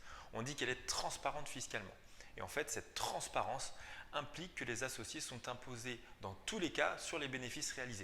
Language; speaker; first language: French; native; French